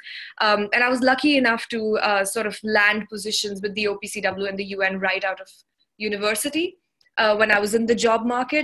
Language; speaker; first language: English; non-native, local second language; Hindi